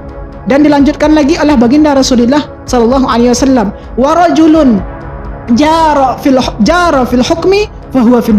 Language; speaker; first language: Indonesian; native; Indonesian